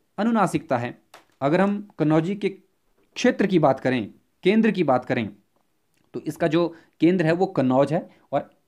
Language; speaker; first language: Hindi; native; Hindi